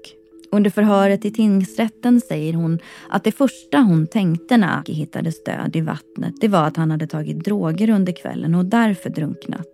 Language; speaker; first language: Swedish; native; Swedish